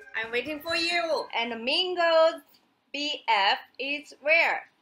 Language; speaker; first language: English; non-native, learner; Japanese